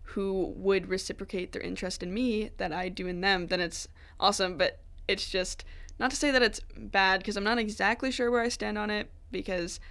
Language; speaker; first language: English; native; English